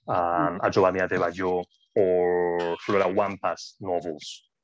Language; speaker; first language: English; non-native, fluent; Spanish